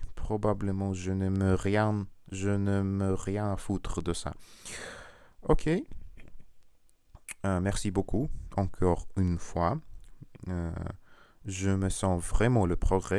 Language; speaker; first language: French; non-native, learner; Russian